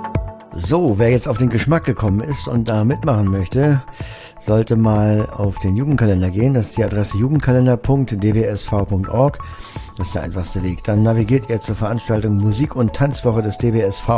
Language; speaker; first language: German; native; German